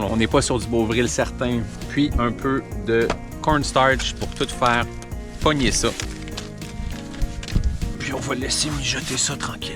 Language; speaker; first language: French; native; French